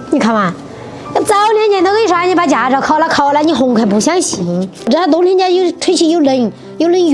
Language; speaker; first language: Chinese; native; Chinese